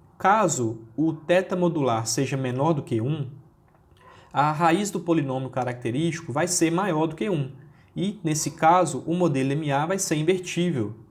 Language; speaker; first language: Portuguese; native; Portuguese